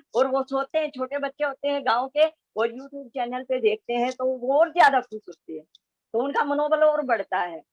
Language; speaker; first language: Hindi; native; Hindi